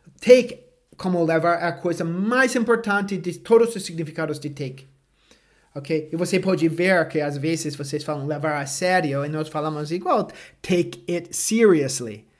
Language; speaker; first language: Portuguese; non-native, fluent; English